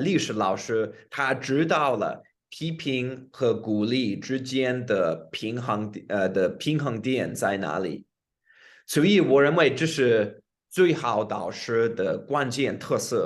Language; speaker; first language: Chinese; non-native, fluent; English